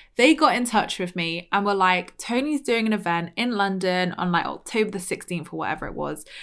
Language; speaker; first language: English; native; English